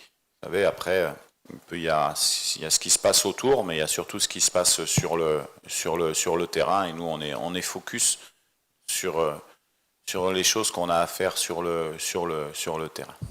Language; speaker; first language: French; native; French